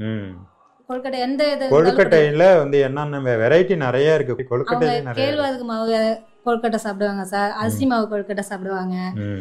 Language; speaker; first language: Tamil; native; Tamil